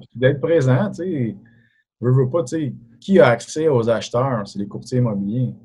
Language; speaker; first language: French; native; French